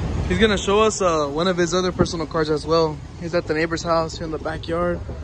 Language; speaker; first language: English; early bilingual, other home language; Spanish